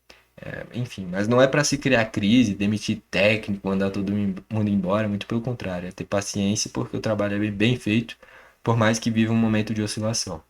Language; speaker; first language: Portuguese; native; Portuguese